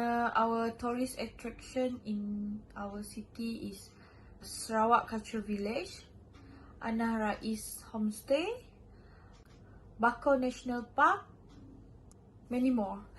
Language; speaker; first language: English; non-native, local second language; Malay